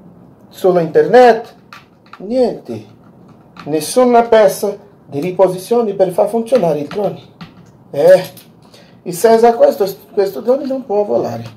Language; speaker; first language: Italian; non-native, learner; Portuguese